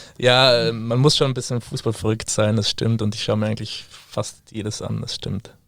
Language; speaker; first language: German; native; German